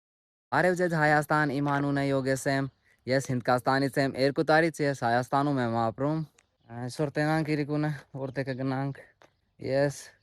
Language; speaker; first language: Armenian; non-native, learner; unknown